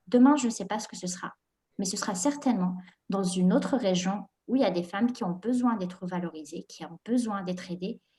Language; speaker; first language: French; non-native, local second language; Arabic